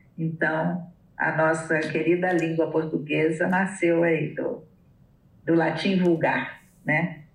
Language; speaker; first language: Portuguese; native; Portuguese